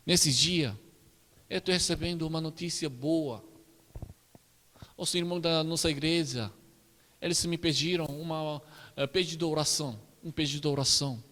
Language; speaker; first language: Portuguese; non-native, learner; Korean